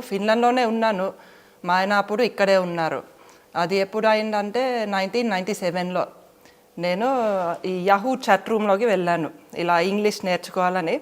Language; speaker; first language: Telugu; non-native, fluent; Finnish